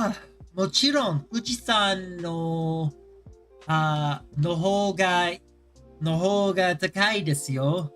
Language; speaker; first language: Japanese; non-native, learner; English